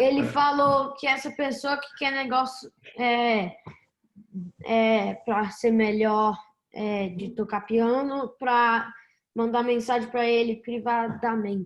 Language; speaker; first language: Portuguese; early bilingual, heritage; Portuguese